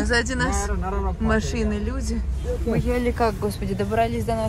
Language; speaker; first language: Russian; native; Russian